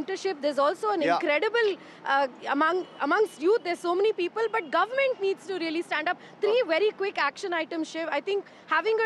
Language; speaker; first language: English; non-native, local second language; Kannada